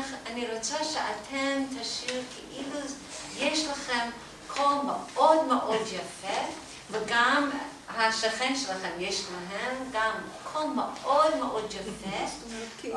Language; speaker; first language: Hebrew; non-native, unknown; English